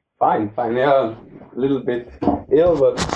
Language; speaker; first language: English; non-native, fluent; German